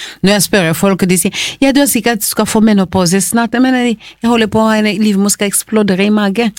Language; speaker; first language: Norwegian; non-native, fluent; Lingala